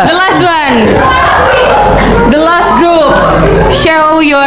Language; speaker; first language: English; non-native, learner; Indonesian